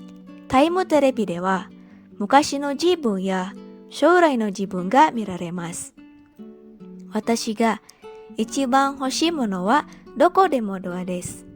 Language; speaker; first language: Japanese; non-native, learner; Indonesian